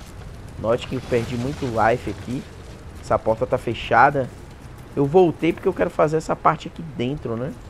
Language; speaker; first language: Portuguese; native; Portuguese